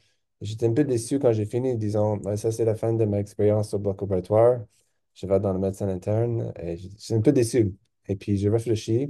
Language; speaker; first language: French; non-native, local second language; English